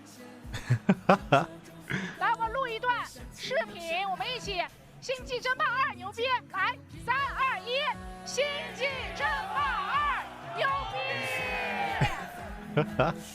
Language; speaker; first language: Chinese; native; Chinese